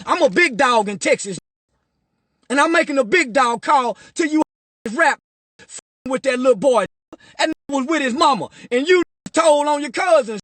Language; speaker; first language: English; native; English